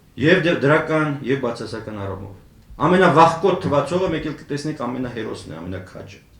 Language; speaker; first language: Armenian; native; Armenian